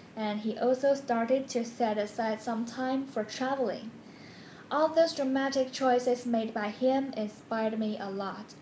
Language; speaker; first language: English; non-native, fluent; Chinese